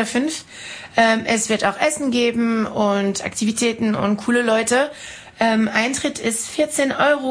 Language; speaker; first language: German; non-native, fluent; French